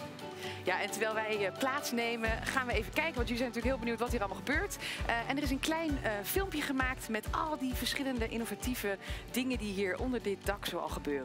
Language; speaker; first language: Dutch; native; Dutch